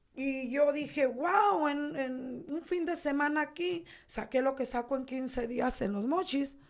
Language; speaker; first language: Spanish; native; Spanish